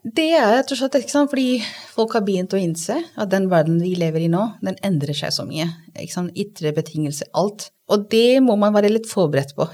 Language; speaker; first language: Norwegian; non-native, fluent; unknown